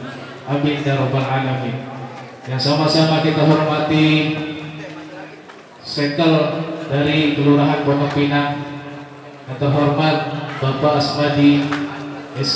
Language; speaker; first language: Indonesian; native; Indonesian